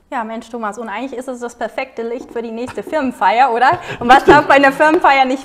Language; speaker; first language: German; native; German